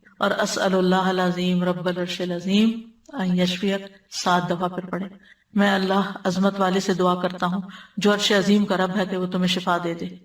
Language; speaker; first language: Urdu; native; Urdu